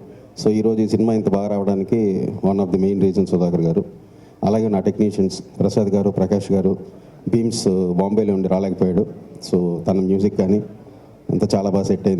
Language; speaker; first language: Telugu; native; Telugu